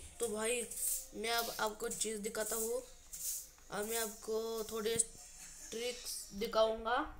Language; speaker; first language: Hindi; non-native, local second language; Marathi